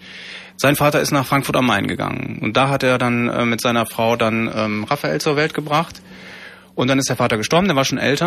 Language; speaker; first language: German; native; German